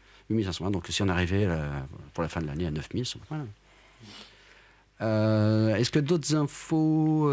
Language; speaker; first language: French; native; French